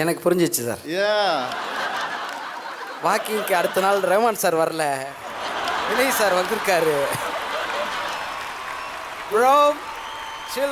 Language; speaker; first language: Tamil; native; Tamil